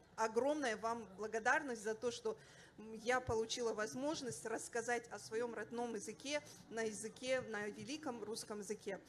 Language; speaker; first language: Russian; non-native, local second language; Avaric